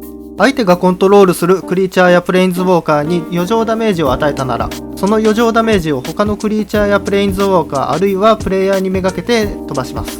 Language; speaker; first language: Japanese; native; Japanese